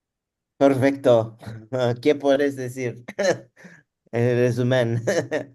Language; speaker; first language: Spanish; non-native, learner; Turkish